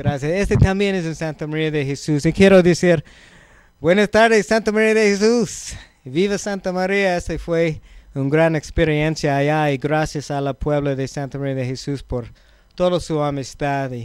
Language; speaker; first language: Spanish; non-native, learner; English